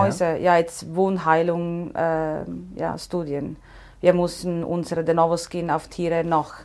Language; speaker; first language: German; non-native, fluent; Italian